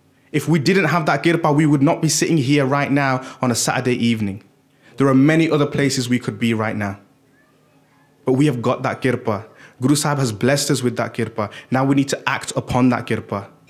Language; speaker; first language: English; native; English